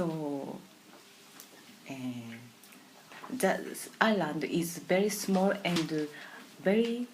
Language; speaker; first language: English; non-native, learner; Japanese